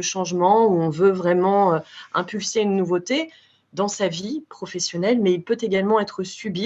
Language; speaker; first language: French; native; French